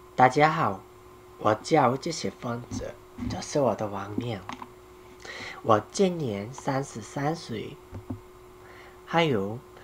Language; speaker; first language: Chinese; non-native, learner; Korean